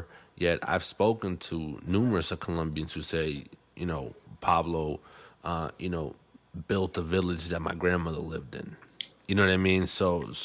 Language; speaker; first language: English; non-native, fluent; Spanish